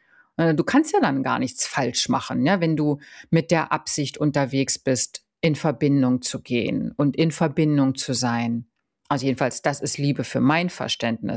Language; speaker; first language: German; native; German